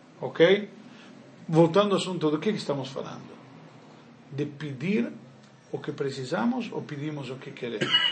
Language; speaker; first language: Portuguese; non-native, fluent; Spanish